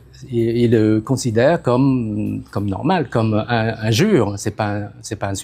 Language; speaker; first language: French; non-native, fluent; Khmer